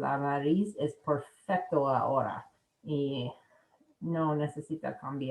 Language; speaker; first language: Spanish; non-native, learner; English